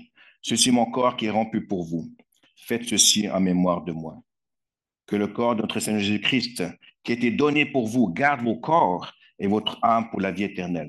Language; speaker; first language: French; native; French